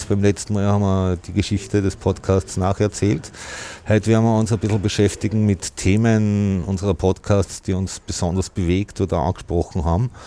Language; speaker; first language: German; native; German